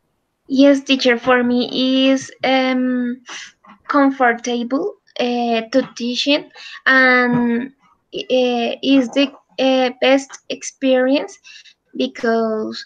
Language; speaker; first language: English; non-native, learner; Spanish